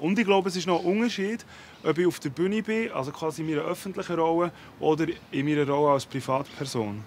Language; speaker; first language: German; native; German